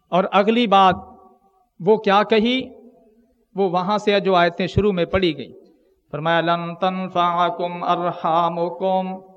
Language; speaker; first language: Urdu; non-native, local second language; Punjabi